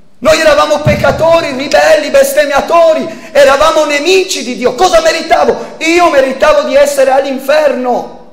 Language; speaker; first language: Italian; non-native, fluent; Spanish